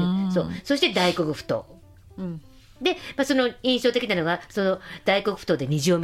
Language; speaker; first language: Japanese; native; Japanese